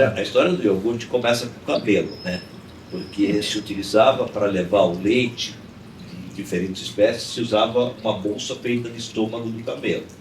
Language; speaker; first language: Portuguese; native; Portuguese